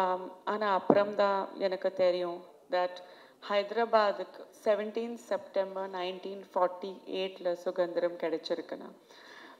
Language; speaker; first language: Tamil; non-native, fluent; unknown